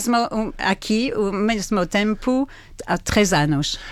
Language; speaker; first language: Portuguese; non-native, learner; French